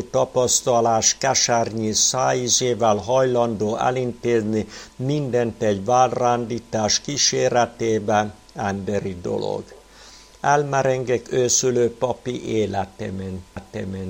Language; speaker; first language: Hungarian; native; Hungarian